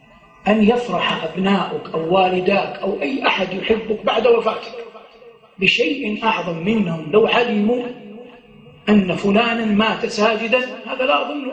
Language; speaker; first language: Arabic; native; Arabic